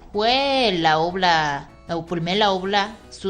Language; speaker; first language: Spanish; non-native, fluent; Japanese